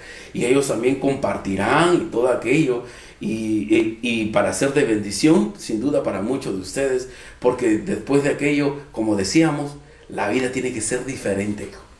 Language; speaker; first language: Spanish; native; Spanish